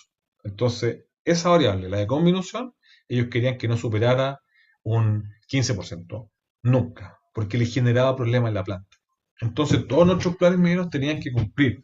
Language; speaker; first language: Spanish; native; Spanish